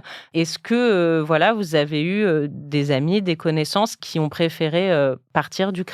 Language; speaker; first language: French; native; French